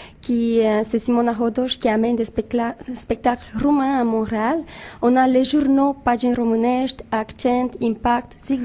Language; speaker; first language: French; non-native, fluent; Romanian